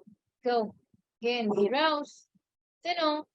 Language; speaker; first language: German; non-native, fluent; Hindi